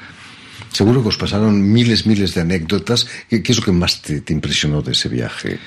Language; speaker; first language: Spanish; native; Spanish